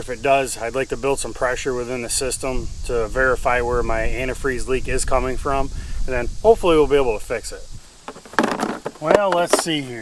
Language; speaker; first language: English; native; English